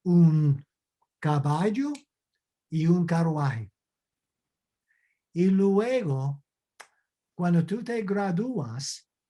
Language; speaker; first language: Spanish; non-native, fluent; English